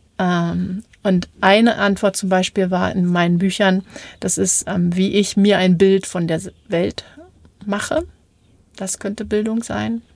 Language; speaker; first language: German; native; German